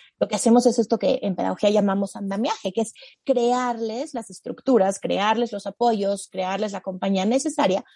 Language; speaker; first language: Spanish; native; Spanish